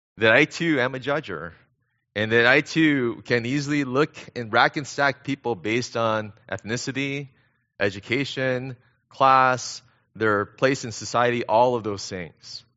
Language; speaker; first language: English; early bilingual, other home language; Korean